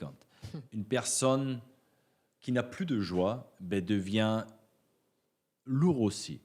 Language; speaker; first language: French; native; French